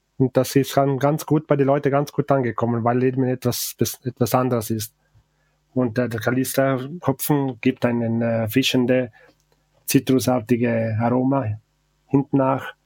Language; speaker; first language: German; non-native, local second language; Ladin